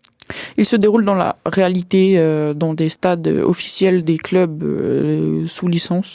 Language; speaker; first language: French; native; French